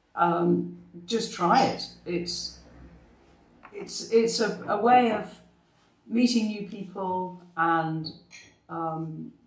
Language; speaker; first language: English; native; English